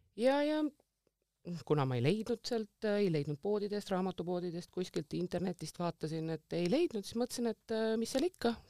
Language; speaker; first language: Estonian; native; Estonian